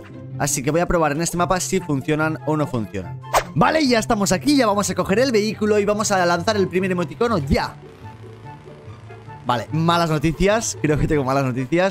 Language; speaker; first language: Spanish; native; Spanish